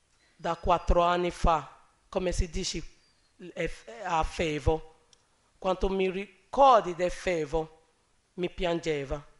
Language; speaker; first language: Italian; non-native, learner; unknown